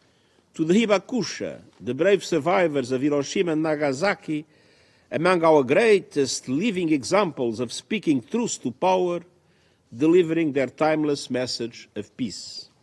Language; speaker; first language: English; non-native, fluent; Portuguese